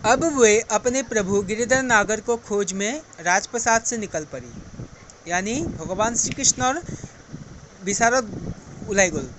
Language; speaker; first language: Hindi; non-native, local second language; Assamese